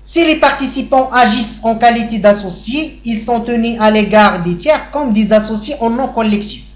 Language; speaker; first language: French; non-native, local second language; Arabic